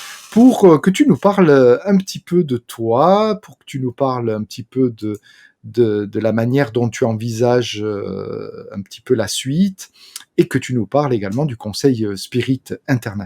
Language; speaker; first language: French; native; French